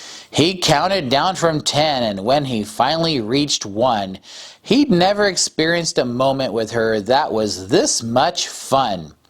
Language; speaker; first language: English; native; English